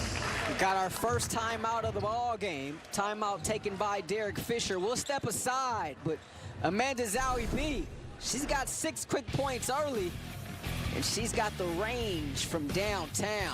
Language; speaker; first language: English; native; English